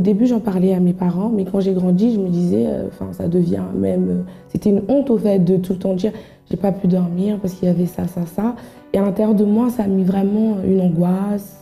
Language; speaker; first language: French; native; French